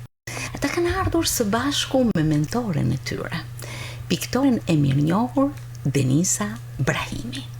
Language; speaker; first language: Albanian; native; Albanian